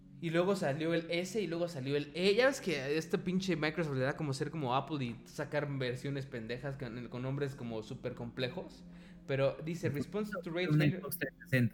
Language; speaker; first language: Spanish; native; Spanish